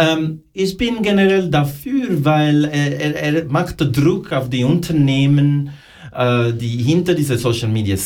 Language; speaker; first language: German; non-native, fluent; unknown